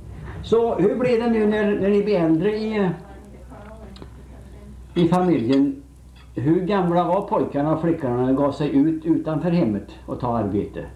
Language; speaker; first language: Swedish; native; Swedish